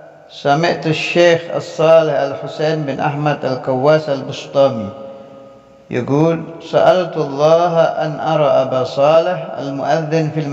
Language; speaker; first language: Arabic; non-native, fluent; Indonesian